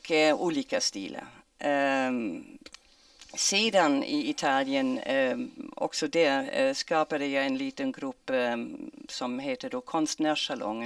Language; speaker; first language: Swedish; non-native, fluent; German